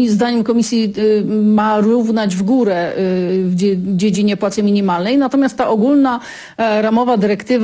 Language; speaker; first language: Polish; native; Polish